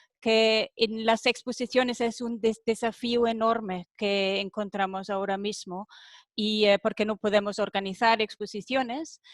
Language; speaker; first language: Spanish; non-native, fluent; German